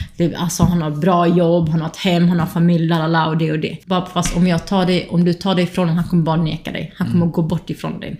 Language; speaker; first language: Swedish; early bilingual, other home language; Kurdish